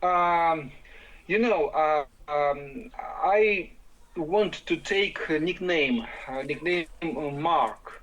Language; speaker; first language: English; non-native, learner; Ukrainian